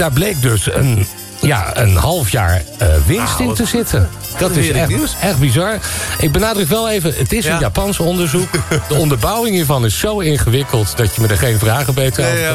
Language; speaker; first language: Dutch; native; Dutch